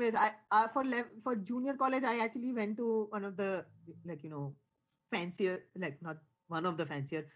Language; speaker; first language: English; non-native, local second language; Hindi